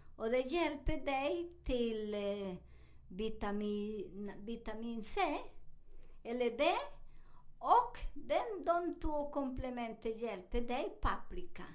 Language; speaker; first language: Swedish; non-native, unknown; Spanish